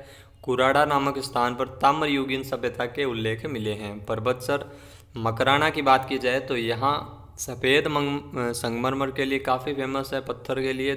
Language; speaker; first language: Hindi; native; Hindi